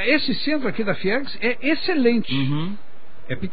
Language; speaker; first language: Portuguese; native; Portuguese